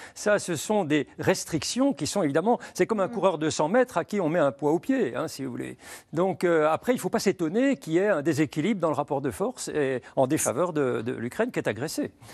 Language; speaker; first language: French; native; French